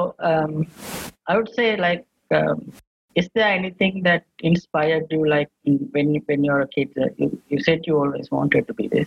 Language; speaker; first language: English; non-native, local second language; Sinhala